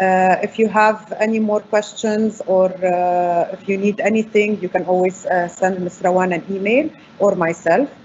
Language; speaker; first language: English; non-native, fluent; Arabic